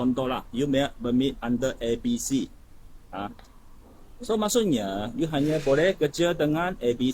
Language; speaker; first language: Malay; non-native, local second language; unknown